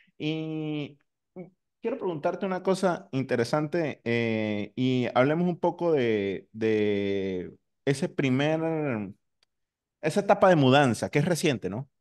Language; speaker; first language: Spanish; native; Spanish